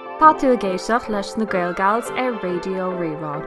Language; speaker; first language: Irish; non-native, local second language; English